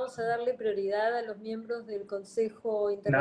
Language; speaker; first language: Spanish; native; Spanish